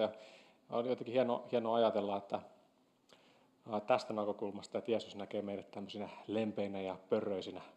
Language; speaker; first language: Finnish; native; Finnish